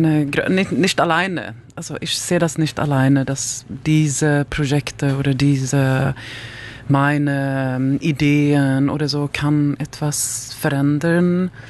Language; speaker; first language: German; non-native, learner; Swedish